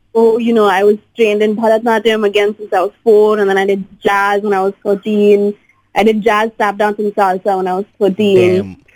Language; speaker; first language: English; non-native, local second language; Hindi